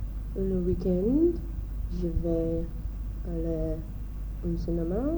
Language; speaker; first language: French; non-native, learner; English